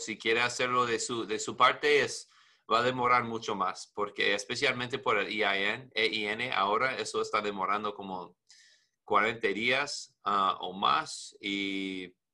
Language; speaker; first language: Spanish; non-native, learner; English